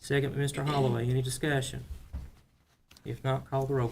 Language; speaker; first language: English; native; English